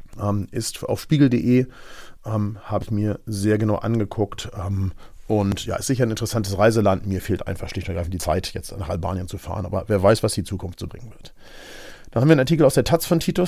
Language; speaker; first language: German; native; German